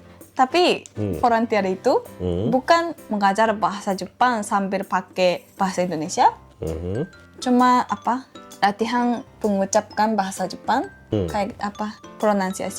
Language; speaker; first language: Indonesian; non-native, fluent; Japanese